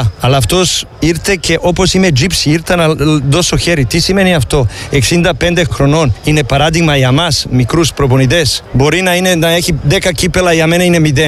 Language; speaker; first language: Greek; non-native, learner; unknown